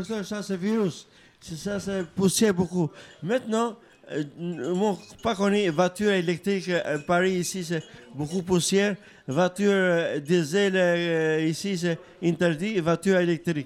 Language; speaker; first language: French; non-native, learner; Albanian